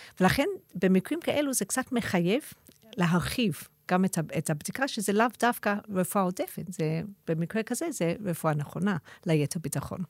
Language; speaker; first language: Hebrew; non-native, fluent; English